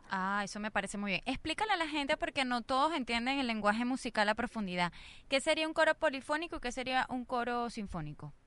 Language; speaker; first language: Spanish; native; Spanish